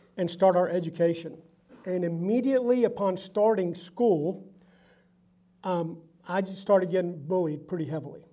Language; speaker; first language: English; early bilingual, other home language; Spanish